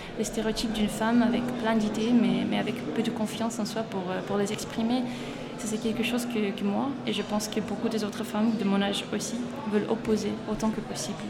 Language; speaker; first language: French; non-native, fluent; Estonian